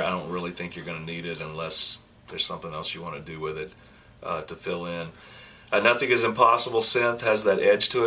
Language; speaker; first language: English; native; English